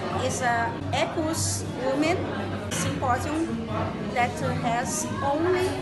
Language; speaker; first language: English; non-native, fluent; Portuguese